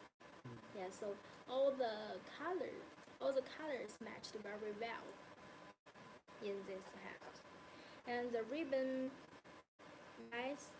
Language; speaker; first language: English; non-native, learner; Chinese